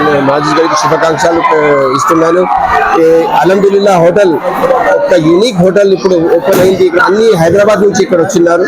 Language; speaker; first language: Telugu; non-native, local second language; Urdu